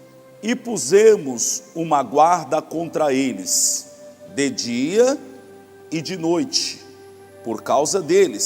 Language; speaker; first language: Portuguese; native; Portuguese